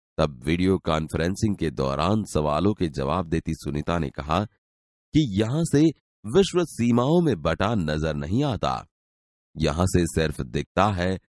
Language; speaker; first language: Hindi; non-native, local second language; Gujarati